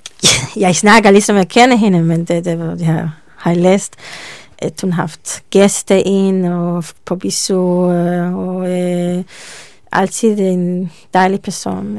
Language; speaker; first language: Danish; non-native, learner; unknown